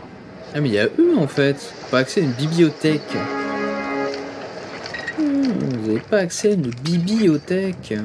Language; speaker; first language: French; native; French